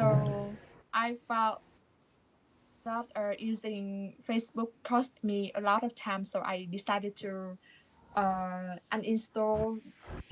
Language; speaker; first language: English; non-native, learner; Vietnamese